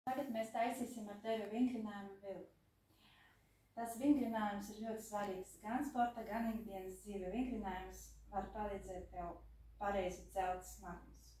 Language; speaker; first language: Latvian; non-native, learner; Russian